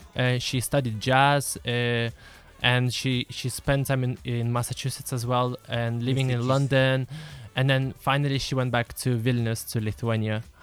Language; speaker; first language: English; early bilingual, other home language; Lithuanian